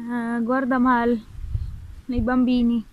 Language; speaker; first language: Italian; non-native, learner; Filipino